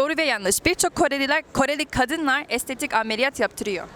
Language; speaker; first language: Turkish; non-native, fluent; Korean